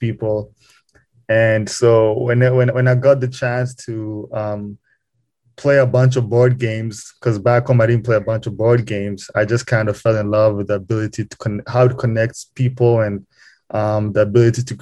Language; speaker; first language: English; non-native, local second language; Kinyarwanda